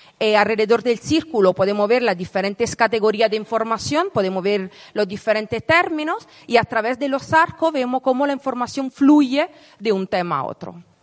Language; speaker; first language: Spanish; non-native, fluent; Italian